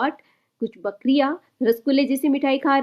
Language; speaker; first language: Hindi; native; Hindi